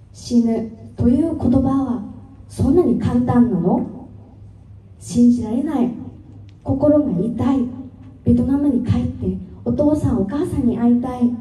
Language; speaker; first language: Japanese; non-native, fluent; Vietnamese